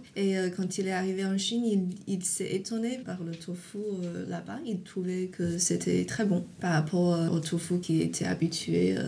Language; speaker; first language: French; non-native, fluent; Chinese